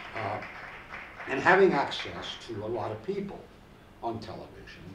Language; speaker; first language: English; native; English